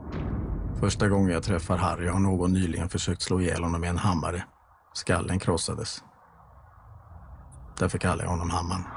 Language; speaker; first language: Swedish; native; Swedish